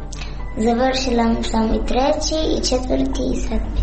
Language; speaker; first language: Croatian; non-native, learner; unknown